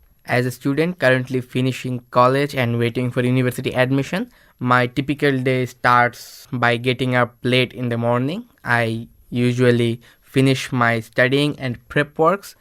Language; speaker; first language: English; non-native, local second language; Bangla